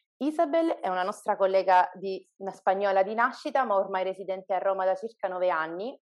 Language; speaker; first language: Italian; native; Italian